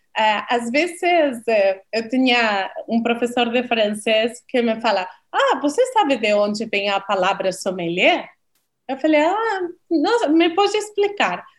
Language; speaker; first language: Portuguese; non-native, fluent; Spanish